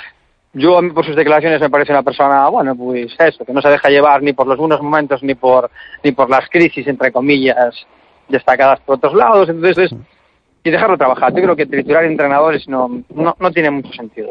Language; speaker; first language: Spanish; native; Spanish